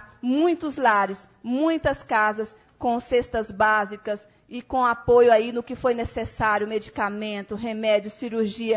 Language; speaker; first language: Portuguese; native; Portuguese